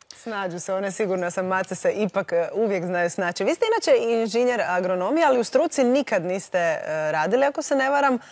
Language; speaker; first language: Croatian; native; Croatian